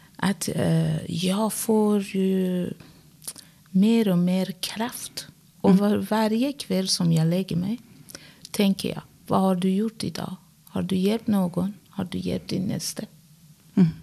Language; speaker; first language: Swedish; non-native, fluent; Persian